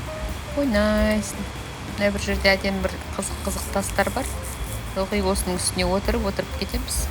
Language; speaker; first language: Kazakh; native; Kazakh